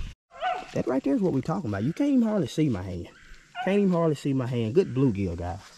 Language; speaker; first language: English; native; English